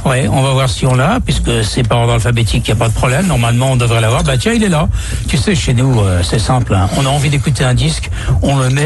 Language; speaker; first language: French; native; French